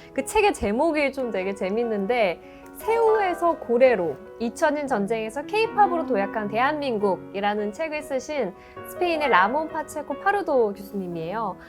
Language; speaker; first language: Korean; native; Korean